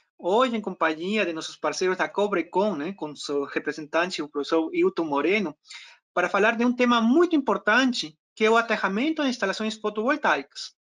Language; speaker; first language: Portuguese; non-native, fluent; Spanish